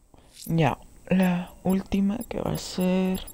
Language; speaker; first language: Spanish; native; Spanish